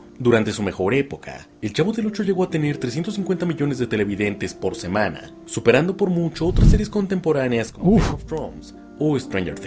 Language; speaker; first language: Spanish; native; Spanish